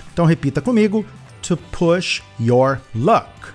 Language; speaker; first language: English; non-native, fluent; Portuguese